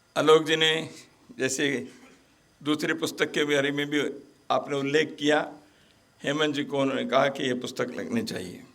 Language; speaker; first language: Hindi; non-native, local second language; Kannada